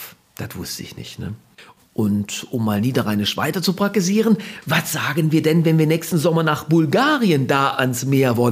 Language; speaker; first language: German; native; German